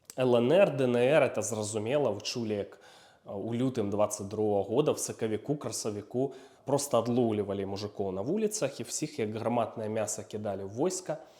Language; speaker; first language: Belarusian; non-native, local second language; Russian